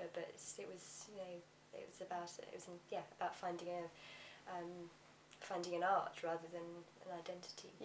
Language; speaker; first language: English; native; English